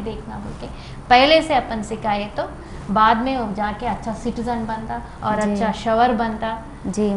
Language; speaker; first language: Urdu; non-native, local second language; Telugu